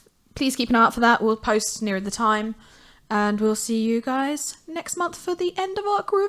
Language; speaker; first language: English; native; English